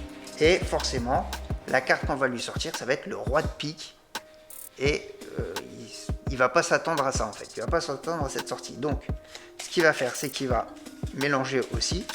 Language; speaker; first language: French; native; French